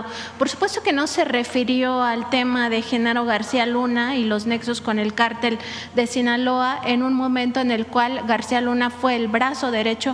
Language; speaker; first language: Spanish; native; Spanish